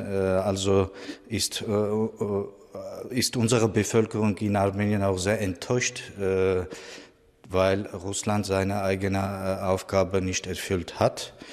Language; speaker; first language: German; non-native, fluent; Armenian